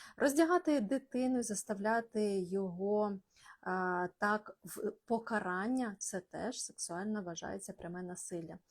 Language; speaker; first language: Ukrainian; non-native, local second language; Russian